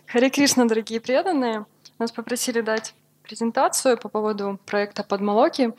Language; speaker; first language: Russian; native; Russian